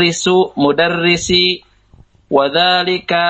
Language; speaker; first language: Arabic; non-native, learner; Indonesian